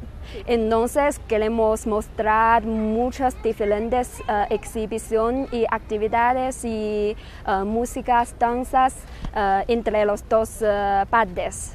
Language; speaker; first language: Spanish; non-native, fluent; Chinese